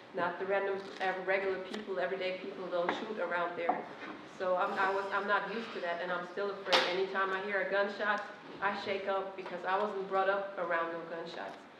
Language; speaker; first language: English; non-native, fluent; Persian